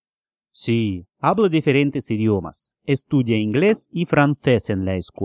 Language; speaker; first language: Spanish; non-native, fluent; Russian